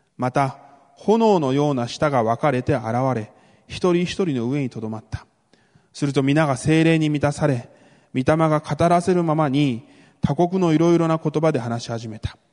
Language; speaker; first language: Japanese; early bilingual, other home language; Korean